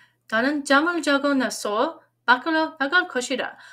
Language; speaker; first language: Korean; non-native, learner; English